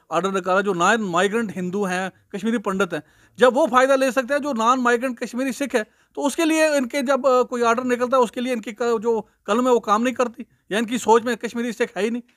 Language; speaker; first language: Hindi; non-native, local second language; Punjabi